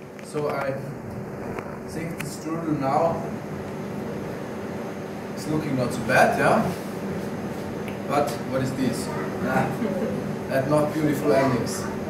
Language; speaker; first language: English; non-native, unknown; German